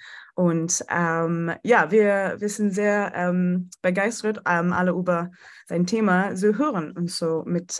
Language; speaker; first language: German; non-native, learner; English